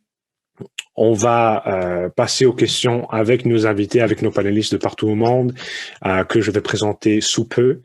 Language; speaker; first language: French; early bilingual, other home language; Spanish